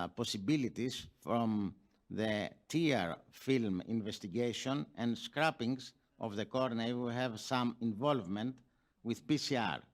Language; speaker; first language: English; non-native, fluent; Greek